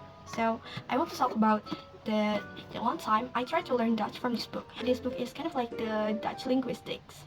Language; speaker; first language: English; non-native, learner; Indonesian